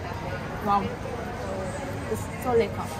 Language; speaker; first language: German; non-native, learner; Thai